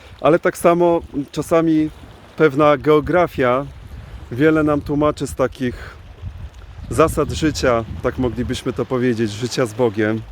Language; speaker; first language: Polish; native; Polish